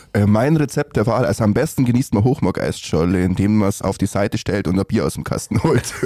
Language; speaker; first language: German; native; German